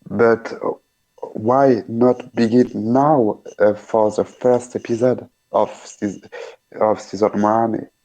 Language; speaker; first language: English; non-native, learner; French